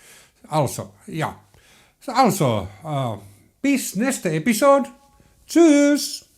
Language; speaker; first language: German; non-native, learner; Finnish